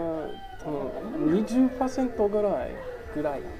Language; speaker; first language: Japanese; non-native, learner; English